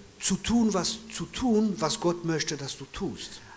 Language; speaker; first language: German; non-native, fluent; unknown